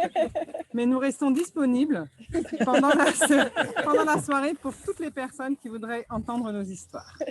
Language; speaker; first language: French; native; French